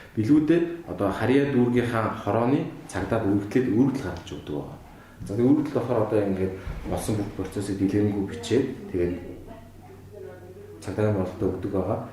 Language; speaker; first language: Mongolian; native; Mongolian